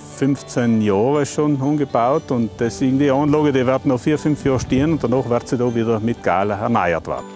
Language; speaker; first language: German; native; German